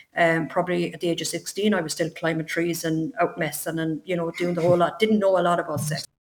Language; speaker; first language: English; native; English